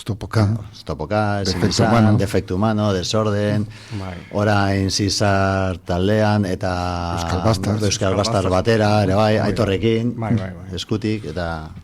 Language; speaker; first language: Basque; non-native, local second language; Spanish